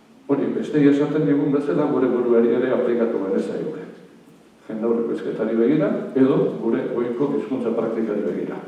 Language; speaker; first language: Basque; native; Basque